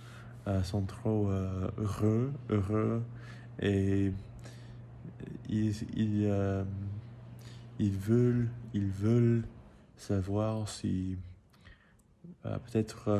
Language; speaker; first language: French; non-native, learner; English